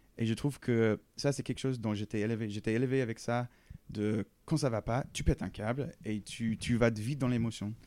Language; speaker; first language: French; non-native, fluent; English